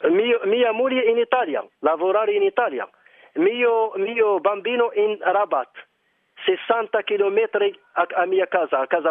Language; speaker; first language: Italian; non-native, learner; Arabic